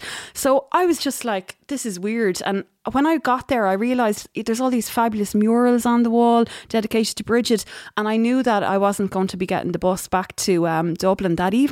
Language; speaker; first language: English; native; English